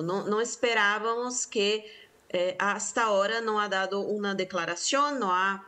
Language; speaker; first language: Spanish; non-native, fluent; Portuguese